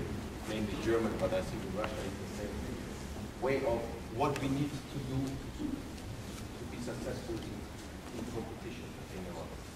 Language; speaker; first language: English; non-native, learner; German